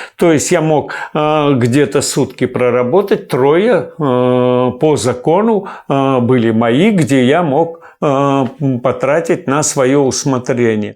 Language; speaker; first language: Russian; non-native, local second language; Crimean Tatar